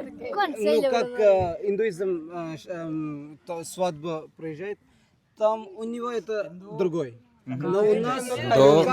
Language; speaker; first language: Russian; non-native, learner; Malayalam